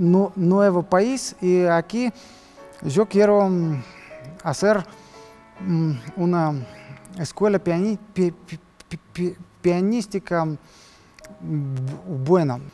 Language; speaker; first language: Spanish; non-native, learner; Russian